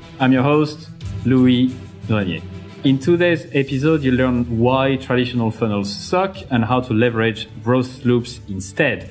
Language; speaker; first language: English; non-native, fluent; French